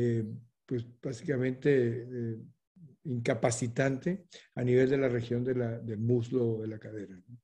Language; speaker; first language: Spanish; native; Spanish